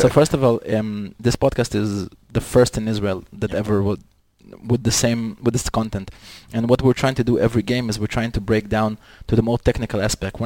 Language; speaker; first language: English; non-native, fluent; Hebrew